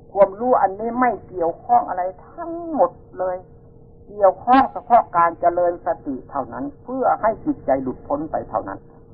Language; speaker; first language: Thai; non-native, local second language; Northeastern Thai